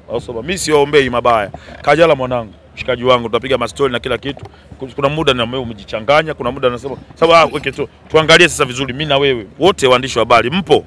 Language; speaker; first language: Swahili; native; Swahili